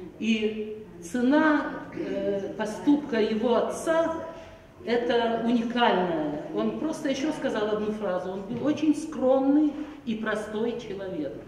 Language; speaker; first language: Russian; native; Russian